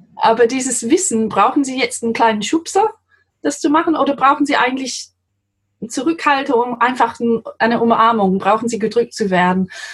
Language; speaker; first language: German; non-native, fluent; English